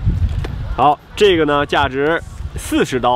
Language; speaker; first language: Chinese; native; Chinese